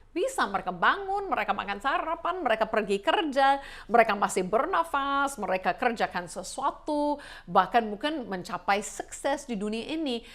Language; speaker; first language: Indonesian; non-native, fluent; English